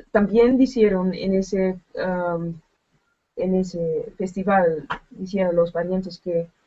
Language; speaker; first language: Spanish; non-native, learner; Dutch